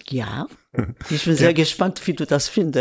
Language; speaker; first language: German; non-native, fluent; Korean